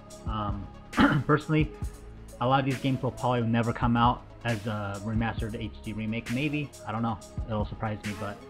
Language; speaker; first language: English; native; English